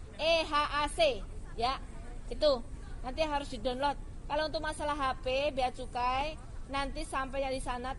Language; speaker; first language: Indonesian; non-native, local second language; Javanese